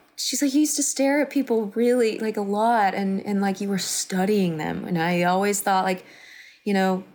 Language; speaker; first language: English; native; English